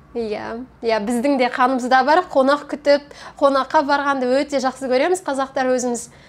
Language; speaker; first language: Kazakh; native; Kazakh